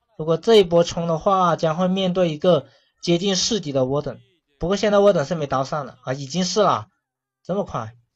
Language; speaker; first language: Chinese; non-native, local second language; Cantonese